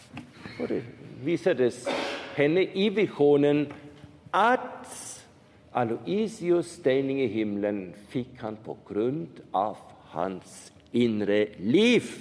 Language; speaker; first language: Swedish; non-native, fluent; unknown